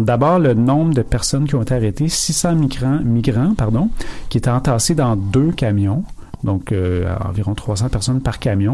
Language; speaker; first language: French; native; French